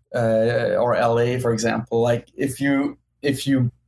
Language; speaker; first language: English; non-native, fluent; German